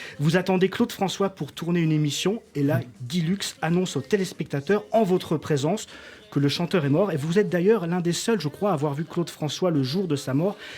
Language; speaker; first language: French; native; French